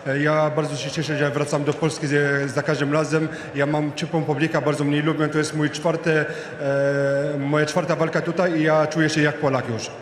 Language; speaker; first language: Polish; non-native, learner; French